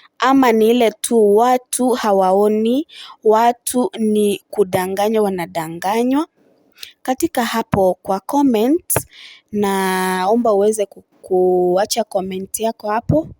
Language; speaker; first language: Swahili; non-native, local second language; Gusii